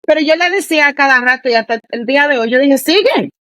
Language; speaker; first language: Spanish; early bilingual, heritage; Spanish